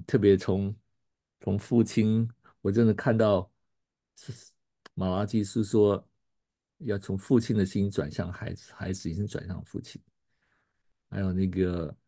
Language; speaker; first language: Chinese; native; Chinese